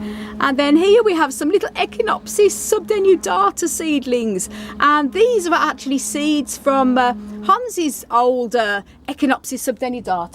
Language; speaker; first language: English; native; English